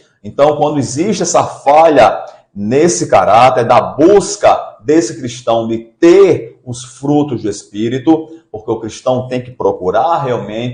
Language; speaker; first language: Portuguese; native; Portuguese